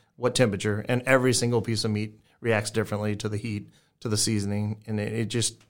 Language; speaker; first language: English; native; English